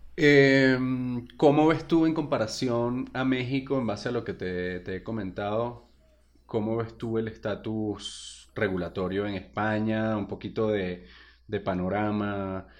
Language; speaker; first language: Spanish; native; Spanish